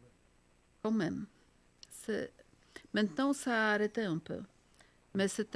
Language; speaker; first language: French; non-native, fluent; Polish